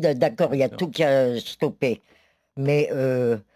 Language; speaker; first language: French; native; French